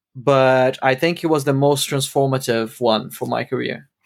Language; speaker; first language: English; non-native, fluent; Portuguese